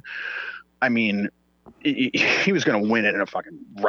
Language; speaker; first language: English; non-native, fluent; Swedish